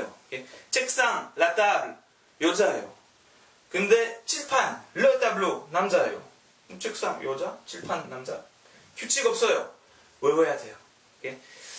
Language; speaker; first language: Korean; non-native, learner; French